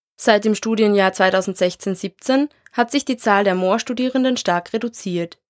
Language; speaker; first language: German; native; German